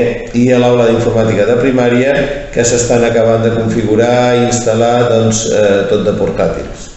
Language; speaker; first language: Catalan; native; Catalan